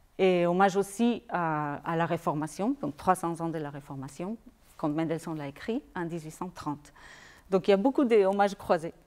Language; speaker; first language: French; non-native, fluent; Spanish